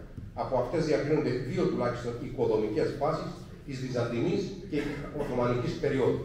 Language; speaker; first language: Greek; native; Greek